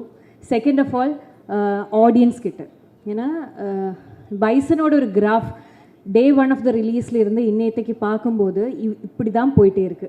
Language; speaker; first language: Tamil; non-native, fluent; Malayalam